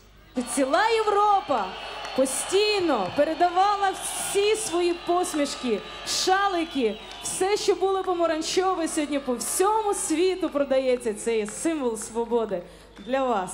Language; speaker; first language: Ukrainian; early bilingual, heritage; English